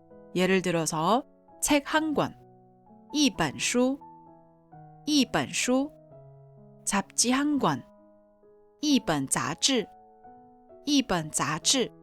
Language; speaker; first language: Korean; non-native, fluent; Chinese